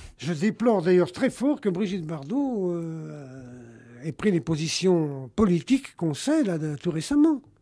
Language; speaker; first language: French; native; French